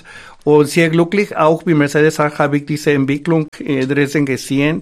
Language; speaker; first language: German; non-native, fluent; Spanish